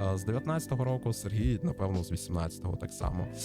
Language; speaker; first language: Ukrainian; non-native, local second language; Russian